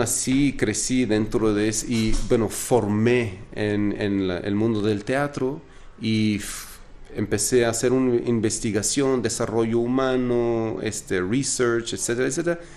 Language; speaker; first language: Spanish; non-native, fluent; Arabic